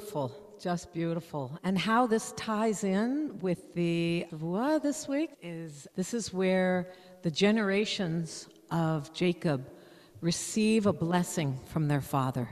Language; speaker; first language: English; native; English